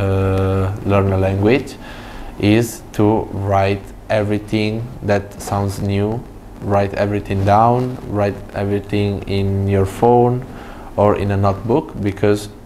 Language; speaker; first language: English; non-native, fluent; Italian